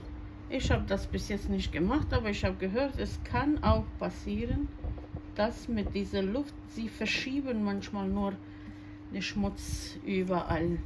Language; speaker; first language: German; non-native, fluent; Croatian